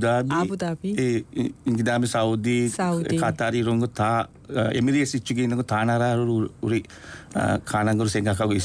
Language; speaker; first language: Korean; non-native, learner; Sinhala